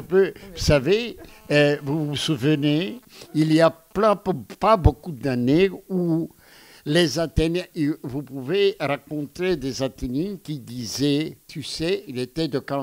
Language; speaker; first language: French; non-native, fluent; Greek